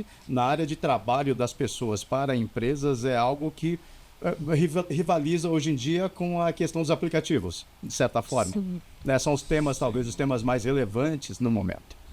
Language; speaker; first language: Portuguese; native; Portuguese